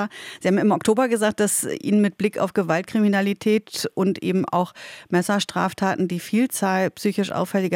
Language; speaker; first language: German; native; German